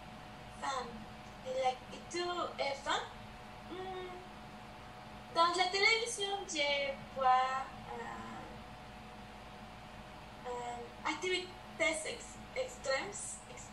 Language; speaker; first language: French; non-native, learner; Spanish